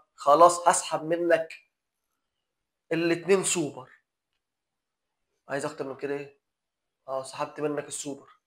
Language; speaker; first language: Arabic; native; Arabic